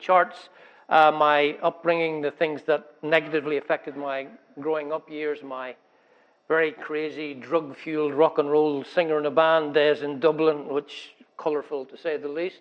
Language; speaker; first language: English; native; English